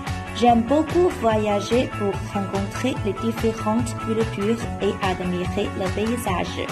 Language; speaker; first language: French; non-native, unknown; Chinese